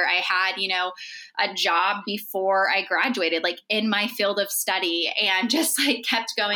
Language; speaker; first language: English; native; English